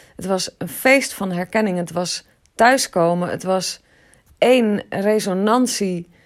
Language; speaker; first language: Dutch; native; Dutch